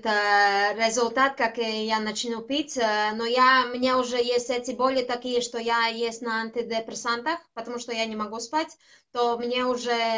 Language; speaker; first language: Russian; non-native, local second language; Latvian